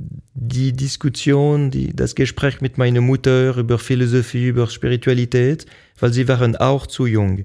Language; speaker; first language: German; non-native, local second language; French